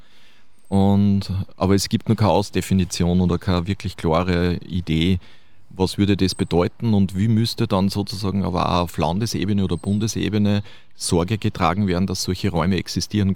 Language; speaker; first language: German; native; German